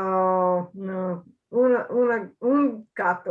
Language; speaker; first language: Spanish; non-native, learner; English